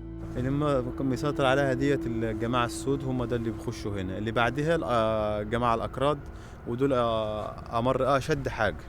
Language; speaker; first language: Arabic; native; Arabic